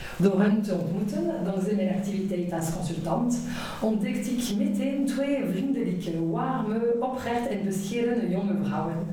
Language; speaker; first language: Dutch; non-native, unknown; French